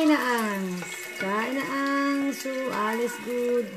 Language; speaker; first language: German; non-native, learner; Cebuano